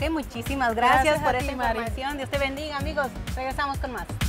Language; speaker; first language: Spanish; native; Spanish